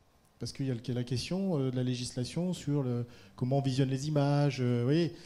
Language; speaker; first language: French; native; French